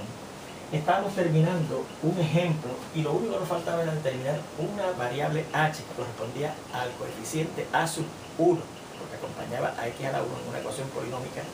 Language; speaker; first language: Spanish; native; Spanish